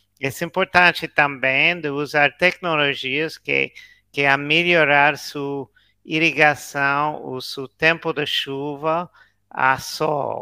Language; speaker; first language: Portuguese; non-native, learner; English